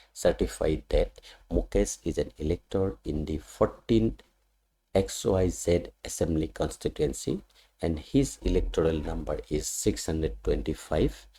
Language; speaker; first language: English; non-native, local second language; Assamese